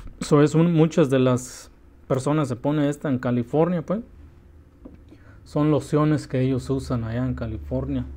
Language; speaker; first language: Spanish; early bilingual, heritage; Spanish